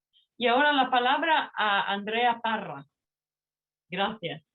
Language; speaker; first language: Spanish; non-native, fluent; Italian